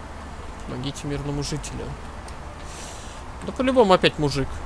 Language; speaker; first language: Russian; native; Russian